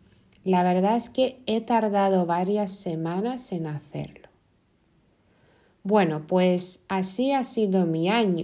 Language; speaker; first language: Spanish; non-native, fluent; Lithuanian